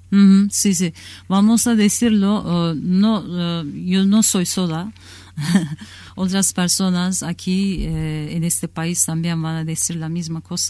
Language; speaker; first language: Spanish; non-native, learner; Kurdish